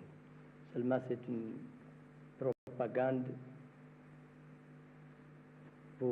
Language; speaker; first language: French; non-native, learner; Amharic